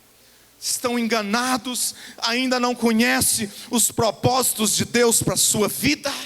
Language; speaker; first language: Portuguese; native; Portuguese